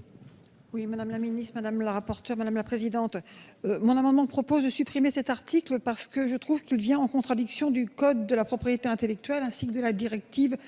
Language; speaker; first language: French; native; French